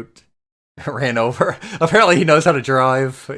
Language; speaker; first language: English; native; English